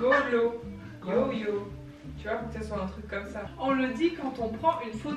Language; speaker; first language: French; native; French